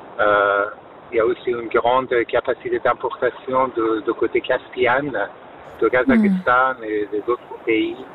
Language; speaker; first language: French; non-native, fluent; Persian